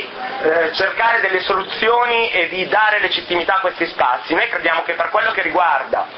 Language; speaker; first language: Italian; native; Italian